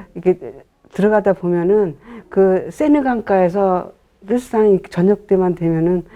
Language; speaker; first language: Korean; native; Korean